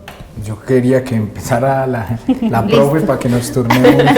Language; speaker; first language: Spanish; native; Spanish